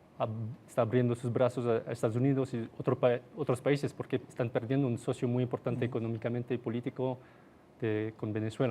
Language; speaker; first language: Spanish; non-native, fluent; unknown